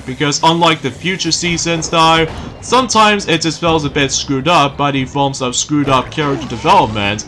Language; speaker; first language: English; native; English